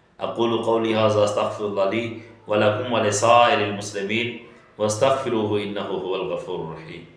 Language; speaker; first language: Urdu; non-native, local second language; Pashto